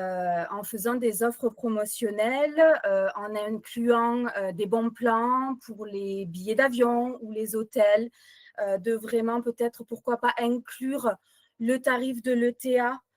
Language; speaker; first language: French; native; French